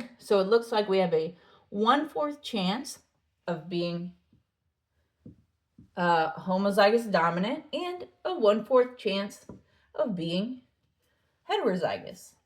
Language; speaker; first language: English; native; English